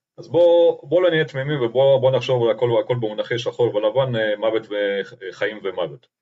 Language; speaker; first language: Hebrew; non-native, fluent; Russian